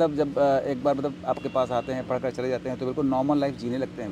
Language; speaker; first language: Hindi; native; Hindi